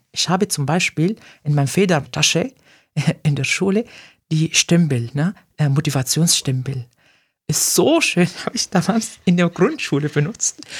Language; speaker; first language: German; non-native, fluent; Arabic